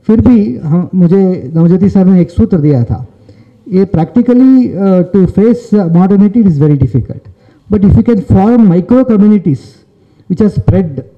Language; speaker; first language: Hindi; non-native, local second language; Kannada